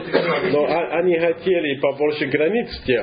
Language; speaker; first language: Russian; non-native, fluent; English